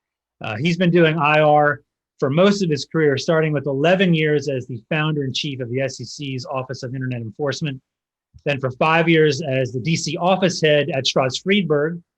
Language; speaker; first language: English; native; English